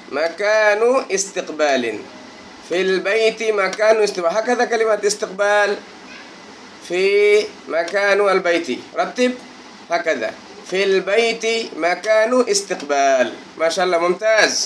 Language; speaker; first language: Arabic; non-native, fluent; Bangla